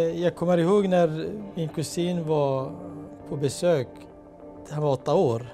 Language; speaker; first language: Swedish; non-native, fluent; Kurdish